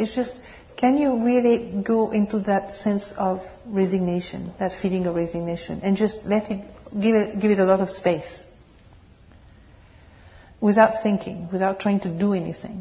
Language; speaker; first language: English; non-native, fluent; French